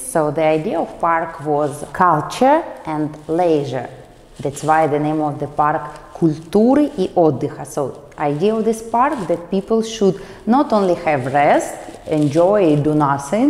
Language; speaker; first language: English; non-native, fluent; Russian